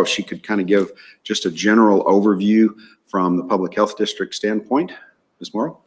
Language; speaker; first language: English; native; English